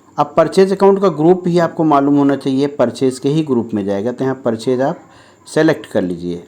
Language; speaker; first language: Hindi; native; Hindi